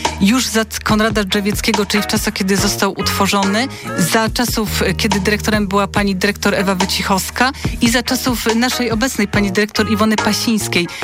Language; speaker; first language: Polish; native; Polish